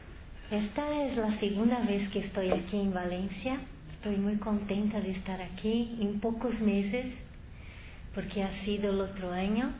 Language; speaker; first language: Spanish; non-native, fluent; Portuguese